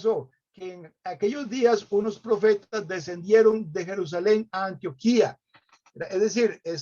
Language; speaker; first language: Spanish; native; Spanish